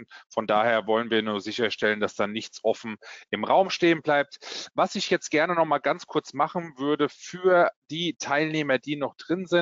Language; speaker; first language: German; native; German